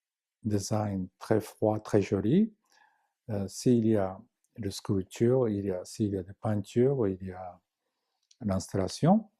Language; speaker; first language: French; non-native, fluent; Japanese